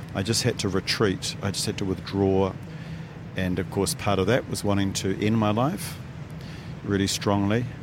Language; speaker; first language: English; native; English